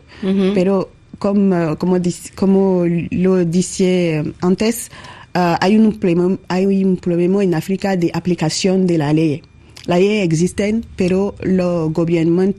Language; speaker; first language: Spanish; non-native, learner; French